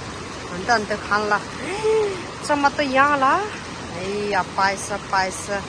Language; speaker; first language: Chinese; non-native, learner; Nepali